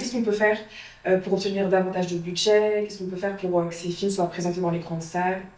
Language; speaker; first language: French; native; French